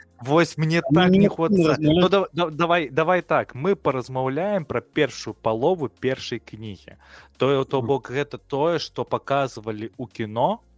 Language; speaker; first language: Belarusian; non-native, local second language; Russian